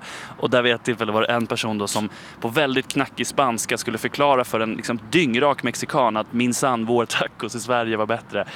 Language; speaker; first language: Swedish; native; Swedish